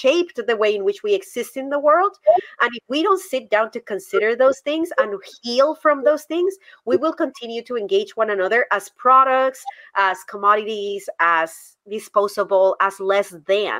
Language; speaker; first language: English; non-native, fluent; Spanish